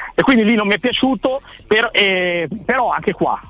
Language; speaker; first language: Italian; native; Italian